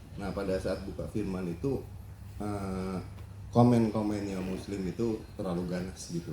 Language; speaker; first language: Indonesian; native; Indonesian